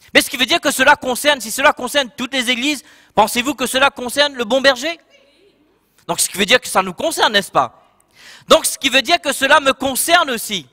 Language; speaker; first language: French; non-native, local second language; Morisyen